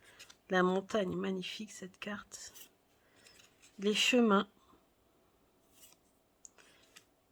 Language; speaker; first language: French; native; French